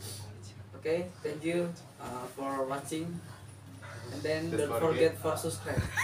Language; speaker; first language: English; non-native, learner; Indonesian